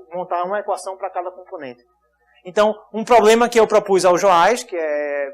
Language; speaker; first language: Portuguese; native; Portuguese